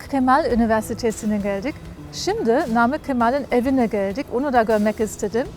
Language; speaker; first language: Turkish; non-native, fluent; German